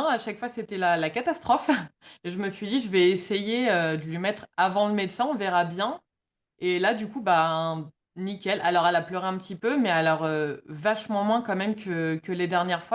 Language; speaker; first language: French; native; French